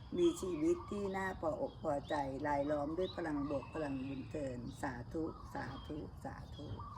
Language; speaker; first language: Thai; native; Thai